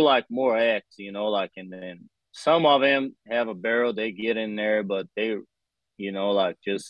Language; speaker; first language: English; non-native, fluent; Portuguese